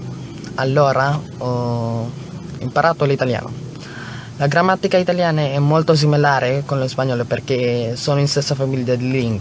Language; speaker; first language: Italian; non-native, learner; Filipino